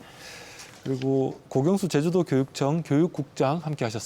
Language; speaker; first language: Korean; native; Korean